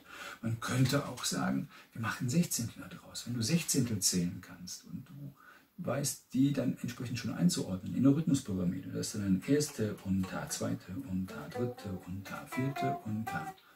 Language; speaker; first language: German; native; German